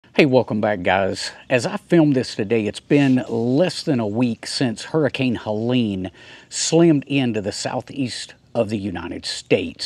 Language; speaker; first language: English; native; English